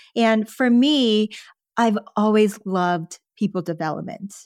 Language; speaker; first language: English; early bilingual, other home language; Chinese